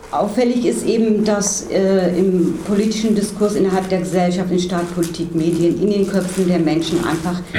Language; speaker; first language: German; native; German